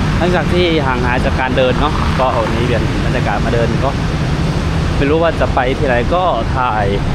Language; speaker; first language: Thai; non-native, fluent; Lao